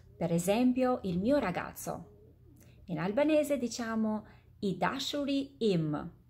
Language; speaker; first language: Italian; non-native, fluent; Albanian